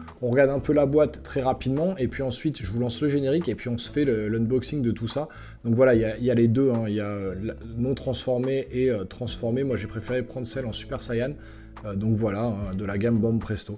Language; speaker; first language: French; native; French